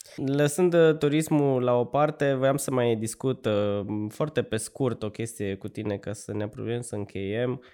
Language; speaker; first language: Romanian; native; Romanian